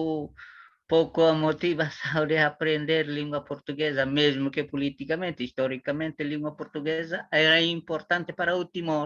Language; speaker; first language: Portuguese; non-native, learner; Tetum